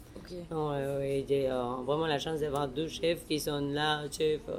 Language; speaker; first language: French; non-native, fluent; Spanish